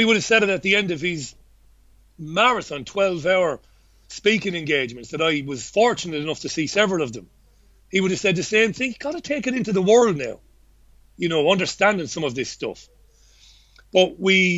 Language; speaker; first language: English; native; English